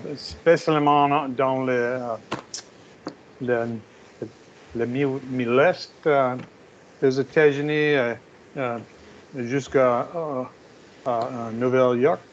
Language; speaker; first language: French; non-native, learner; English